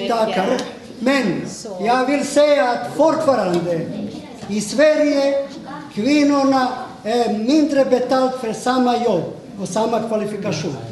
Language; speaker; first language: Swedish; non-native, fluent; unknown